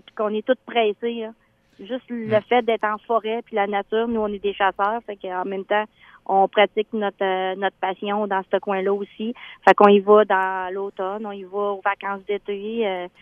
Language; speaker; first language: French; native; French